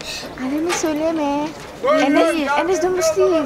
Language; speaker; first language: Turkish; non-native, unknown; Indonesian